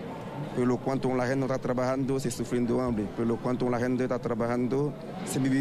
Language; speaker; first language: Spanish; non-native, learner; Haitian Creole